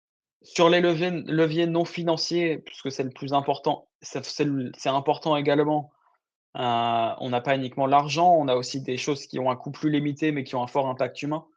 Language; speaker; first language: French; native; French